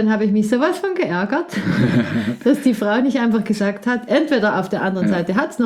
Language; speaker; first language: German; native; German